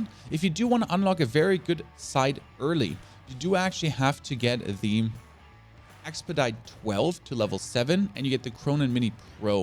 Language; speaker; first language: English; non-native, fluent; German